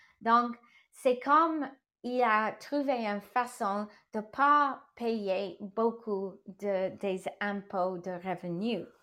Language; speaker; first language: French; non-native, learner; English